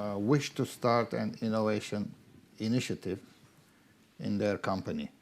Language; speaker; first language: English; non-native, fluent; Turkish